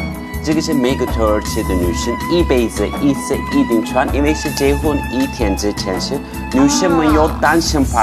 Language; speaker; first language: Chinese; non-native, fluent; Turkish